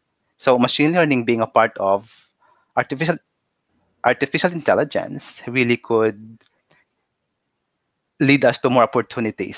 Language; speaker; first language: English; non-native, local second language; Cebuano